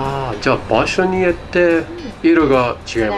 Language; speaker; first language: Japanese; non-native, fluent; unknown